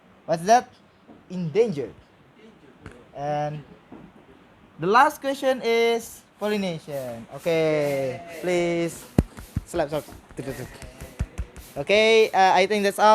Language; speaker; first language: English; non-native, learner; Indonesian